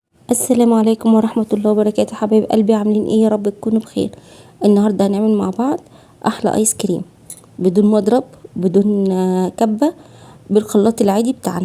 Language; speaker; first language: Arabic; native; Arabic